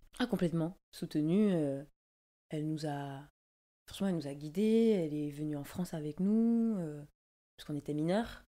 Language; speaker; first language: French; native; French